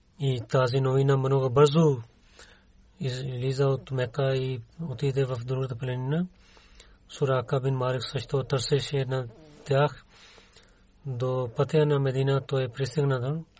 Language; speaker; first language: Bulgarian; non-native, learner; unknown